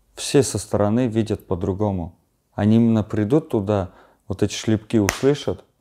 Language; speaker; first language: Russian; non-native, fluent; Armenian